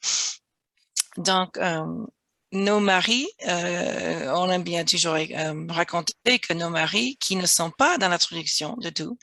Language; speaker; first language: French; non-native, fluent; English